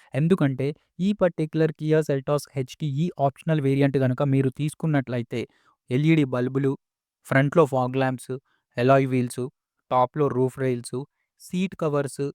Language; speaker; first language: Telugu; native; Telugu